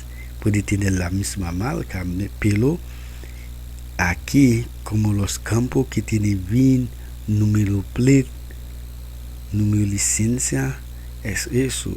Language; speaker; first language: Spanish; non-native, learner; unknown